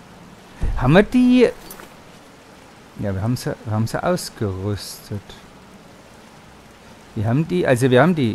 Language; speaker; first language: German; native; German